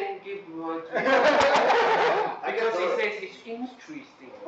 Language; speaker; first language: English; non-native, learner; Chinese